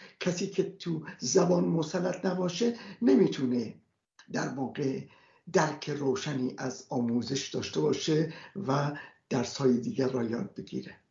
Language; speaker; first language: Persian; non-native, local second language; Kurdish